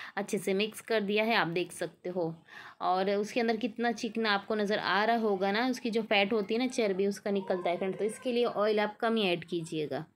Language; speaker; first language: Hindi; native; Hindi